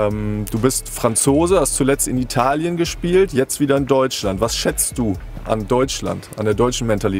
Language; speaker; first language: German; native; German